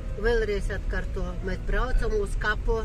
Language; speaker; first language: Latvian; non-native, local second language; Russian